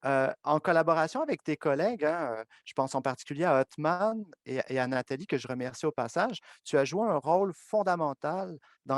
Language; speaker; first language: French; native; French